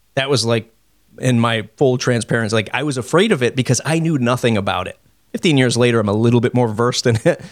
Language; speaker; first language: English; native; English